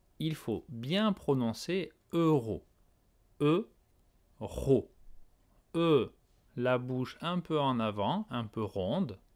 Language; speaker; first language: French; native; French